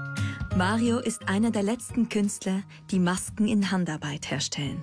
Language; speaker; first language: German; native; German